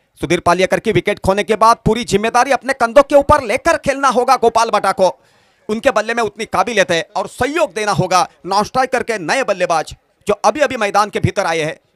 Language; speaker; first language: Hindi; non-native, local second language; Marathi